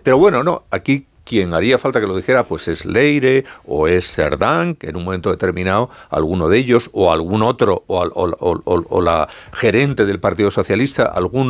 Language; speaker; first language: Spanish; native; Spanish